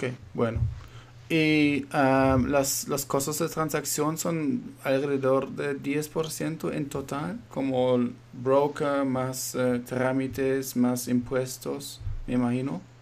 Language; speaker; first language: Spanish; non-native, fluent; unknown